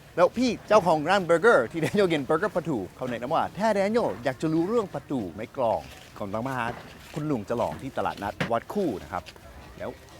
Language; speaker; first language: Thai; non-native, fluent; English